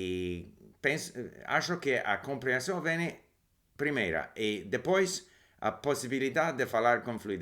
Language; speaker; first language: Portuguese; non-native, learner; English